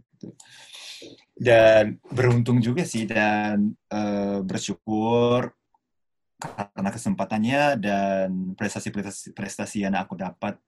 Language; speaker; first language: Indonesian; non-native, fluent; Japanese